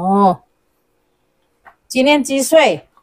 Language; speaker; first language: Chinese; non-native, learner; Indonesian